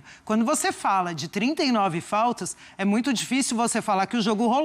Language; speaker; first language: Portuguese; native; Portuguese